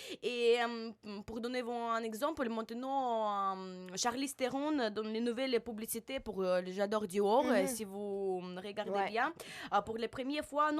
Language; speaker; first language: French; non-native, learner; Russian